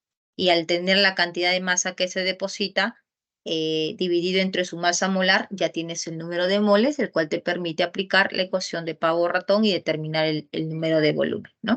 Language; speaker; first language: Spanish; native; Spanish